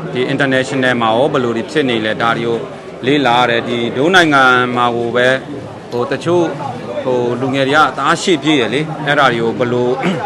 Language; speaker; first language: Burmese; non-native, local second language; Hakha Chin